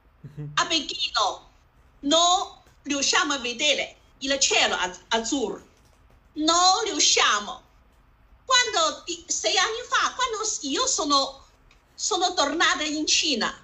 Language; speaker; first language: Italian; non-native, learner; Chinese